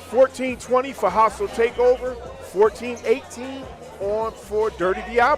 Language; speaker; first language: English; native; English